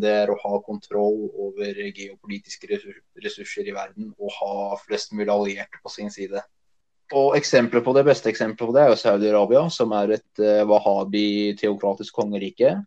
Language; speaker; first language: Norwegian; early bilingual, other home language; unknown